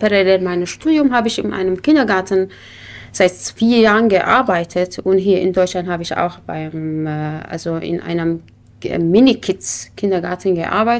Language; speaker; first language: German; non-native, learner; Kurdish